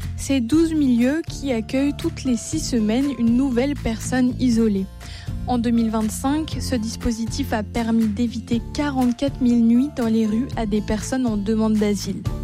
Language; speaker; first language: French; native; French